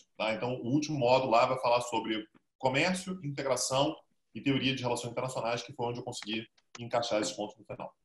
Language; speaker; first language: Portuguese; native; Portuguese